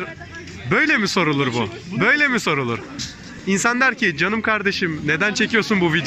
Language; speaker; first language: Turkish; native; Turkish